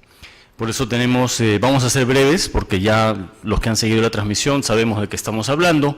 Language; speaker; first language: Spanish; native; Spanish